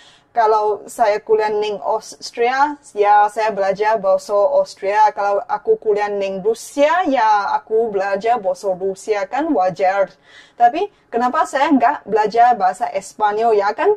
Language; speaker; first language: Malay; non-native, fluent; Chinese